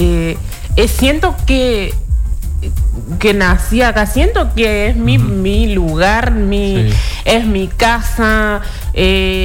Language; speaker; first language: Spanish; non-native, fluent; Haitian Creole